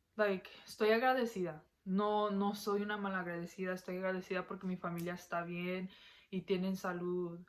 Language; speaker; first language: Spanish; early bilingual, heritage; Spanish